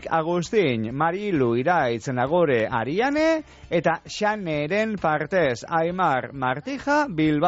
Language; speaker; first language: Basque; native; Basque